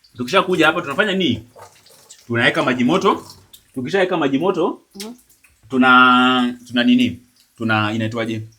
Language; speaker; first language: Swahili; non-native, local second language; Luo (Kenya and Tanzania)